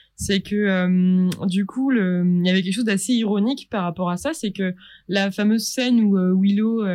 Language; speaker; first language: French; native; French